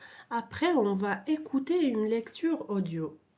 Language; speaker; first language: French; non-native, local second language; Arabic